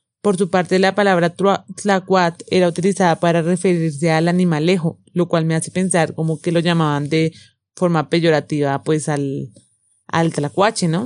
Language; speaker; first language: Spanish; native; Spanish